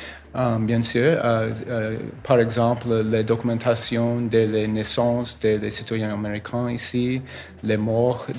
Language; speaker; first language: French; non-native, learner; English